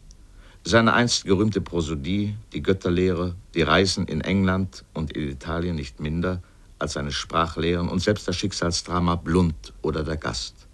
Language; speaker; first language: German; native; German